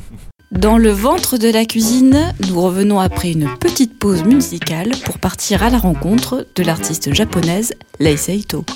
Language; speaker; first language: French; native; French